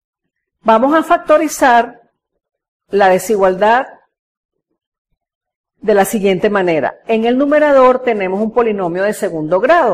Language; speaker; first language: Spanish; native; Spanish